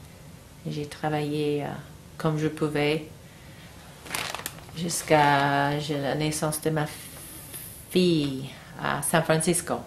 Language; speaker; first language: French; non-native, learner; English